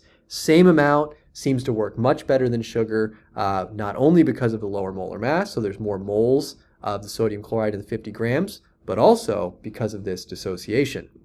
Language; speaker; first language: English; native; English